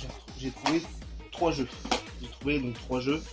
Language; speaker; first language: French; native; French